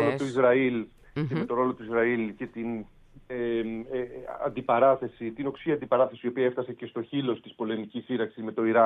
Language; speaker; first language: Greek; native; Greek